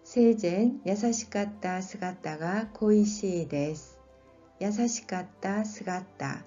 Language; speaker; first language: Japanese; non-native, fluent; Korean